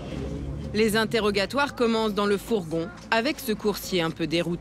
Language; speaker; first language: French; native; French